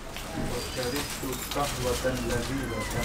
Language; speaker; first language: Arabic; non-native, learner; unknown